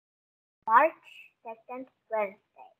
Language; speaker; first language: English; non-native, learner; Korean